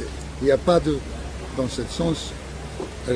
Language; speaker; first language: French; non-native, fluent; Russian